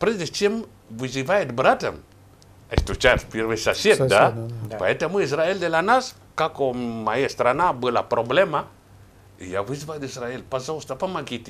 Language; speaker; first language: Russian; non-native, learner; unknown